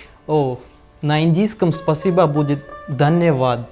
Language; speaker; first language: Russian; non-native, learner; Hindi